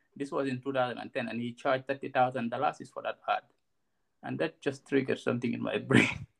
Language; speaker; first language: English; non-native, local second language; Wolof